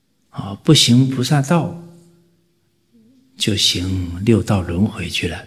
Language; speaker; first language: Chinese; native; Chinese